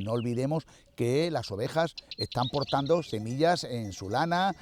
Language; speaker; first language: Spanish; native; Spanish